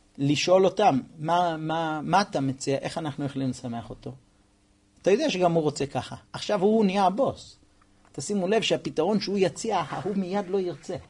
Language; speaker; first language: Hebrew; non-native, fluent; English